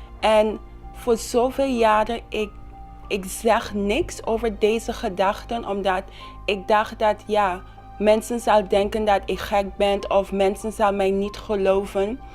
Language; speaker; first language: Dutch; non-native, local second language; Papiamento